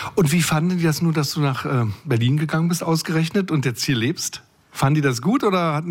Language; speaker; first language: German; native; German